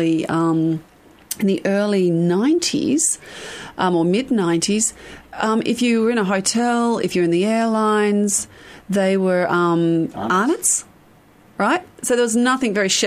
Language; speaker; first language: English; native; English